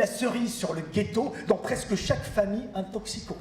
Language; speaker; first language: French; early bilingual, other home language; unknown